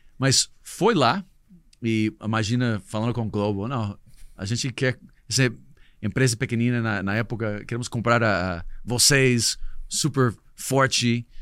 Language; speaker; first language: Portuguese; non-native, fluent; English